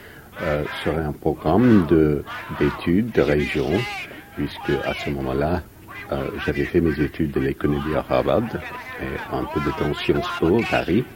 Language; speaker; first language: French; non-native, fluent; English